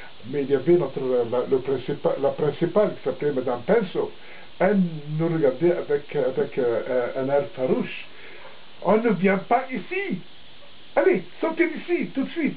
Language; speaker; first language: French; non-native, local second language; Arabic